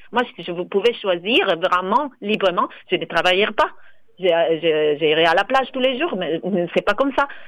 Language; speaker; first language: French; non-native, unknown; Italian